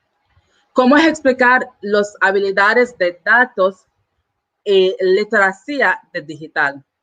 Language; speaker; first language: Spanish; non-native, learner; English